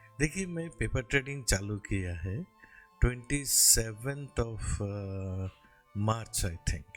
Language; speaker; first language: Hindi; non-native, local second language; Bangla